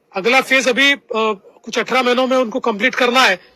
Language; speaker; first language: Hindi; non-native, local second language; Marathi